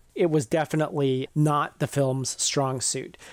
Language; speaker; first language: English; native; English